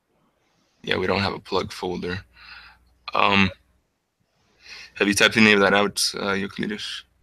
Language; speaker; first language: English; native; English